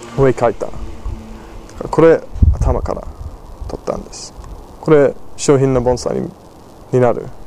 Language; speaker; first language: Japanese; non-native, fluent; English